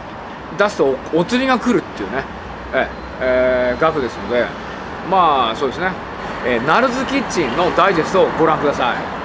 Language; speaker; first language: Japanese; native; Japanese